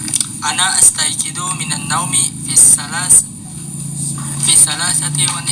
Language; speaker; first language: Arabic; non-native, learner; Indonesian